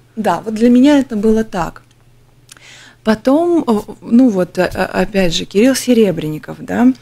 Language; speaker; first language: Russian; native; Russian